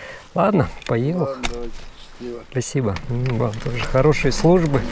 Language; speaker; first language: Russian; native; Russian